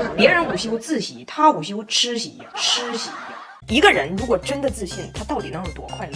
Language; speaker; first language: Chinese; native; Chinese